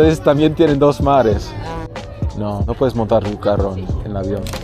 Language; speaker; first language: Spanish; non-native, fluent; English